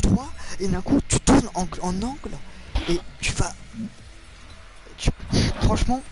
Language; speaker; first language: French; native; French